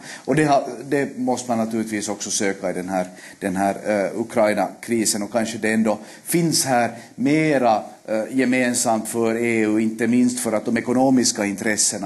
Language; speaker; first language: Swedish; native; Swedish